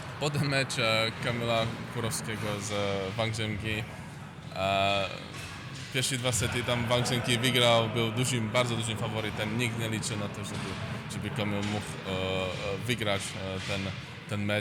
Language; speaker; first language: Polish; non-native, learner; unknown